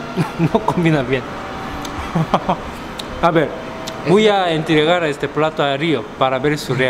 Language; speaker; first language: Spanish; non-native, fluent; Korean